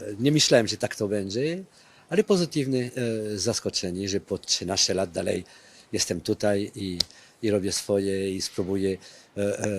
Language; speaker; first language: Polish; non-native, fluent; French